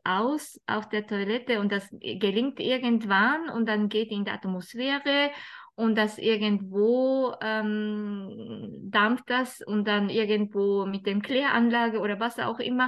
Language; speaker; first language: German; non-native, fluent; Japanese